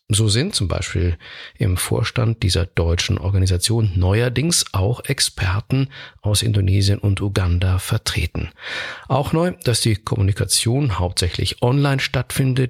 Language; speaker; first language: German; native; German